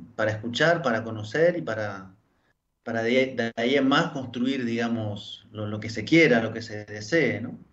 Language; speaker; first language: Spanish; early bilingual, heritage; French